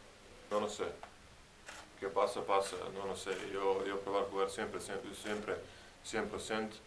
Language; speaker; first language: Spanish; non-native, learner; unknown